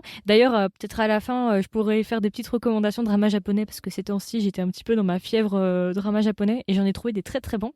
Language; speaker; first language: French; native; French